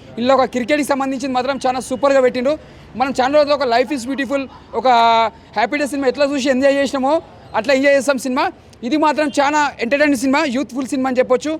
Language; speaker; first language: Telugu; native; Telugu